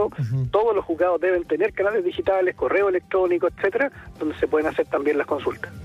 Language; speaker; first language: Spanish; native; Spanish